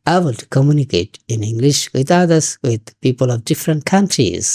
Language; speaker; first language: English; non-native, local second language; Bangla